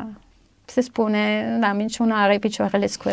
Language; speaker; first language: Romanian; non-native, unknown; German